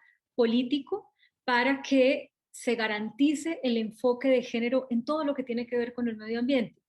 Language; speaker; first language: Spanish; native; Spanish